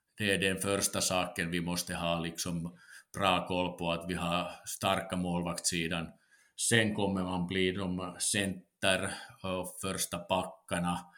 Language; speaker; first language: Swedish; non-native, local second language; Finnish